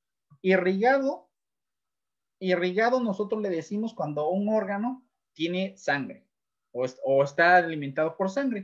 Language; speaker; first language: Spanish; native; Spanish